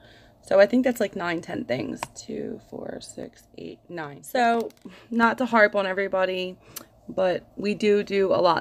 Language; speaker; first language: English; native; English